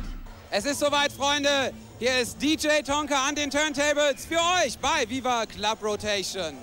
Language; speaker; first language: German; native; German